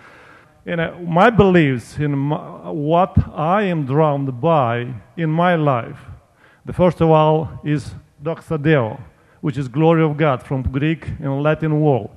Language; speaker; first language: English; non-native, fluent; Romanian